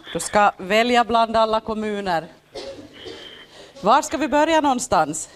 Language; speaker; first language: Swedish; native; Swedish